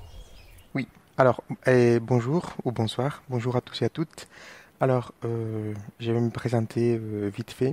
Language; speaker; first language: French; non-native, fluent; Spanish